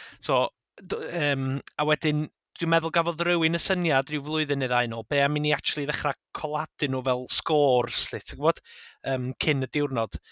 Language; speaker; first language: Welsh; native; Welsh